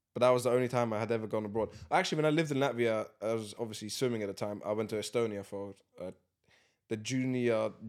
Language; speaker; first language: English; early bilingual, other home language; Latvian